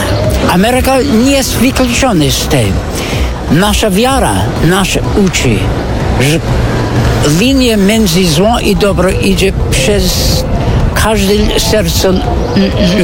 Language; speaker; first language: Polish; non-native, fluent; English